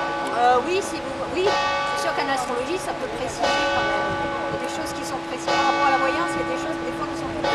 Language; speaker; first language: French; native; French